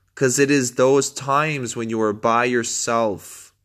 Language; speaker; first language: English; native; English